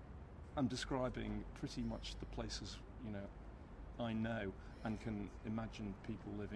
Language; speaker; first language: English; native; English